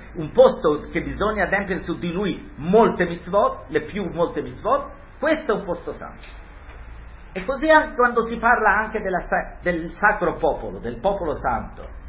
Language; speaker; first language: Italian; early bilingual, heritage; Hebrew